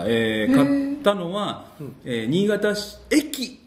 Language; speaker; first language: Japanese; native; Japanese